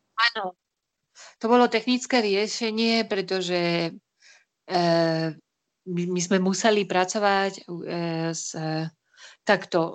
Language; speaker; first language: Slovak; non-native, fluent; Spanish